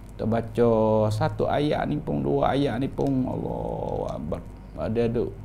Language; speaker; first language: Malay; native; Malay